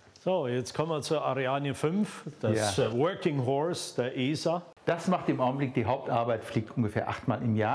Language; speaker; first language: German; native; German